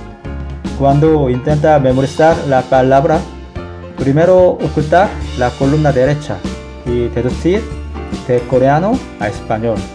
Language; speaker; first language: Spanish; non-native, fluent; Korean